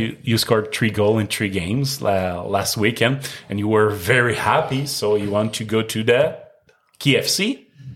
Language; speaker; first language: English; non-native, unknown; French